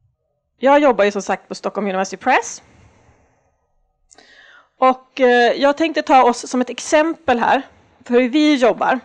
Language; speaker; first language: Swedish; native; Swedish